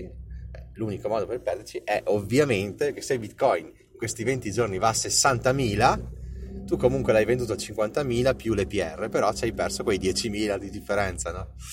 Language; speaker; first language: Italian; native; Italian